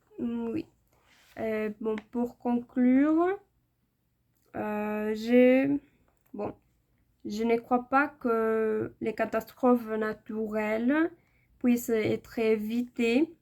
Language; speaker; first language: French; non-native, learner; Spanish